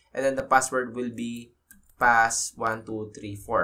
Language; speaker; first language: English; non-native, local second language; Filipino